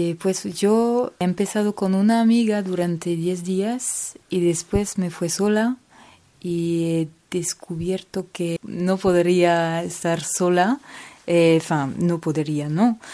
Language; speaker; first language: Spanish; non-native, learner; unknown